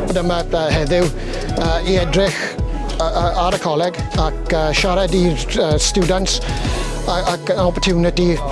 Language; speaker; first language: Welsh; non-native, local second language; English